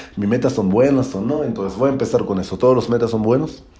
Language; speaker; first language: Spanish; non-native, learner; Hebrew